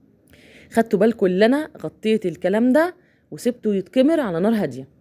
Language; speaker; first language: Arabic; native; Arabic